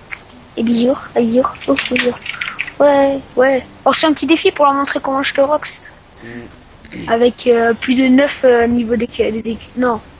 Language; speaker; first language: French; native; French